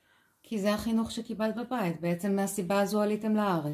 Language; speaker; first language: Hebrew; native; Hebrew